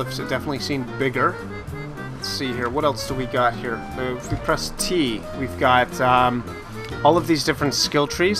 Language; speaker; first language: English; native; English